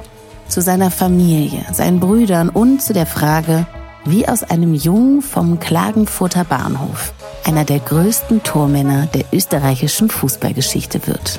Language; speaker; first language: German; native; German